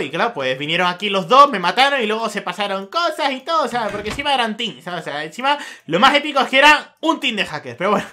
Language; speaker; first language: Spanish; native; Spanish